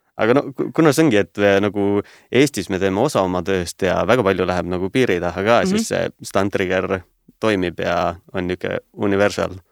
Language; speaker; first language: Estonian; native; Estonian